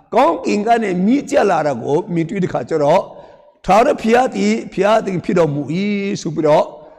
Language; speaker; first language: Burmese; non-native, local second language; Hakha Chin